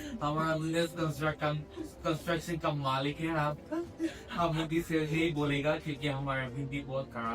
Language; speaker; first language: Hindi; non-native, local second language; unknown